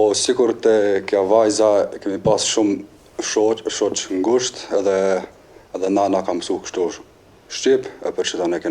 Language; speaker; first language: Albanian; non-native, learner; Bosnian